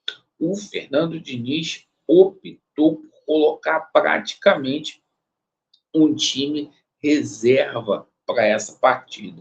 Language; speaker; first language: Portuguese; native; Portuguese